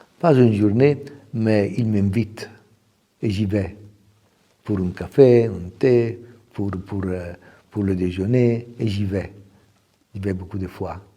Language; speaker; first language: French; non-native, fluent; Italian